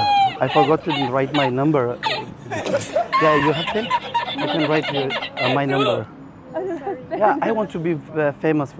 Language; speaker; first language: English; non-native, learner; Persian